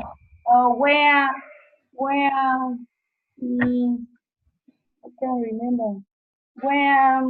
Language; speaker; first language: English; non-native, learner; Vietnamese